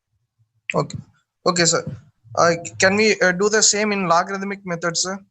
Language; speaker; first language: English; non-native, local second language; Tamil